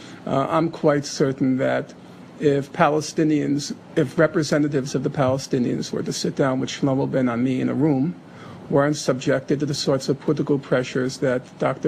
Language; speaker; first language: English; native; English